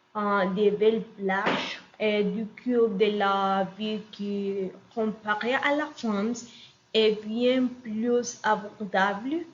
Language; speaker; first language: French; non-native, learner; Spanish